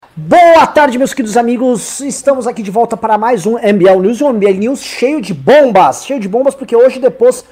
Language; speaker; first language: Portuguese; native; Portuguese